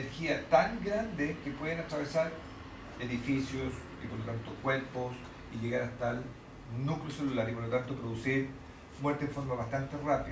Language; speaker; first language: Spanish; native; Spanish